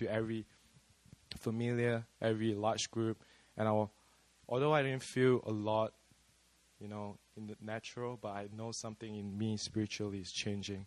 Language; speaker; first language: English; non-native, local second language; Chinese